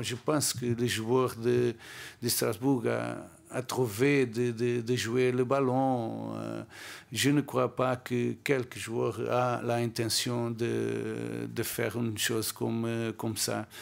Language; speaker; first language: French; non-native, learner; Portuguese